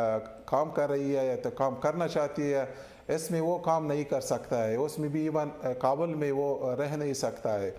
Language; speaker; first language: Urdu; non-native, learner; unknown